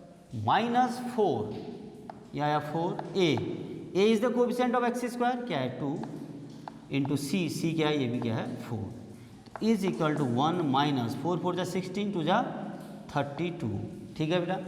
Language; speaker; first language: Hindi; native; Hindi